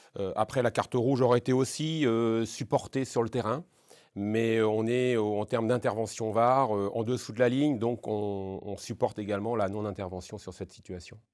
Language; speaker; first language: French; native; French